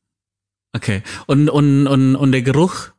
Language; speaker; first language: German; non-native, fluent; Indonesian